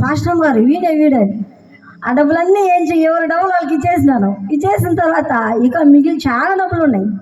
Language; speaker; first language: Telugu; non-native, local second language; Tamil